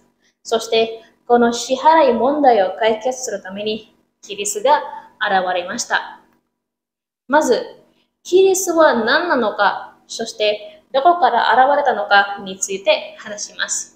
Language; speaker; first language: Japanese; non-native, learner; Indonesian